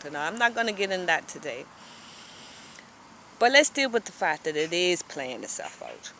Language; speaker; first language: English; native; English